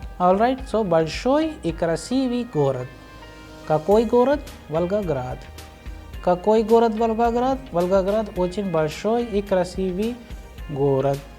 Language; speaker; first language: Russian; non-native, fluent; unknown